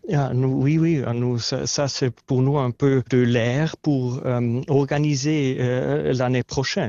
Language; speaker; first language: French; non-native, local second language; German